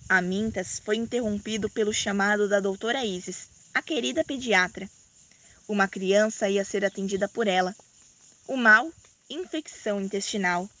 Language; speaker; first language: Portuguese; native; Portuguese